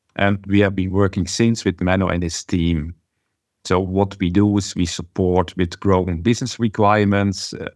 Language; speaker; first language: English; non-native, fluent; Dutch